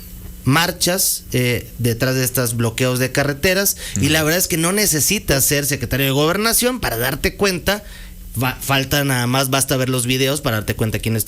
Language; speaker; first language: Spanish; native; Spanish